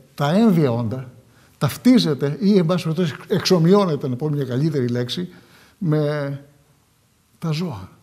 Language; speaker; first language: Greek; native; Greek